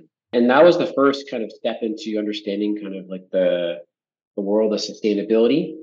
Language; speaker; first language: English; native; English